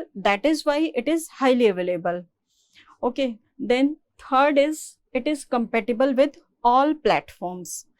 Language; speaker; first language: English; non-native, local second language; Hindi